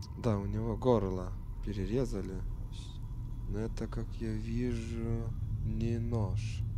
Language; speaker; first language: Russian; non-native, fluent; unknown